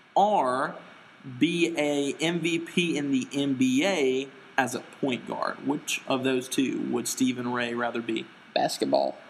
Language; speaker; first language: English; native; English